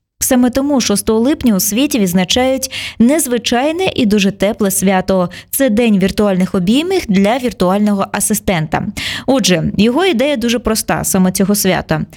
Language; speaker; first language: Ukrainian; native; Ukrainian